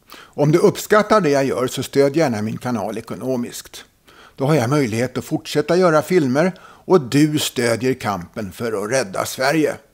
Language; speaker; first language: Swedish; native; Swedish